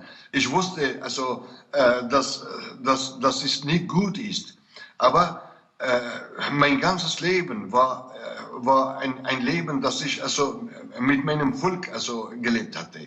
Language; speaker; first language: German; non-native, fluent; Kurdish